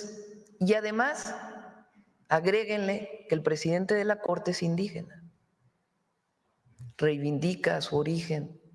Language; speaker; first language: Spanish; native; Spanish